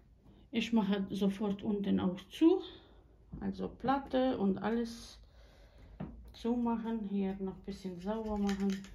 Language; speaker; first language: German; non-native, learner; Bosnian